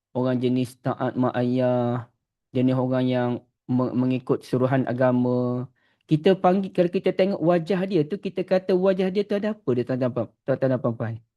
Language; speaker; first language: Malay; native; Malay